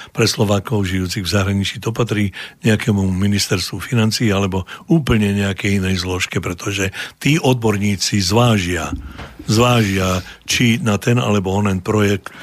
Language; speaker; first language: Slovak; native; Slovak